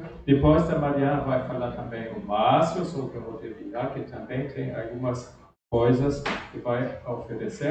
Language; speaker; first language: Portuguese; non-native, fluent; German